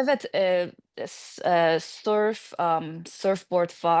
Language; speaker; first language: Turkish; non-native, learner; English